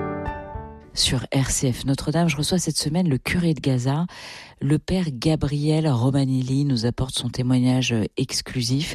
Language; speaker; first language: French; native; French